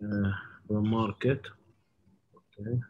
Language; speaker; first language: English; non-native, learner; Arabic